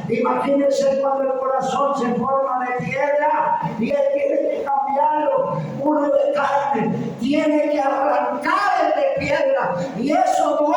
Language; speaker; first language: Spanish; native; Spanish